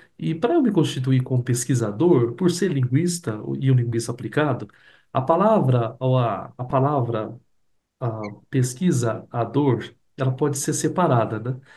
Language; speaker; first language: Portuguese; native; Portuguese